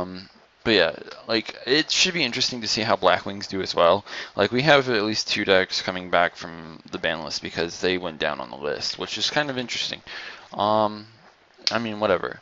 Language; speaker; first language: English; native; English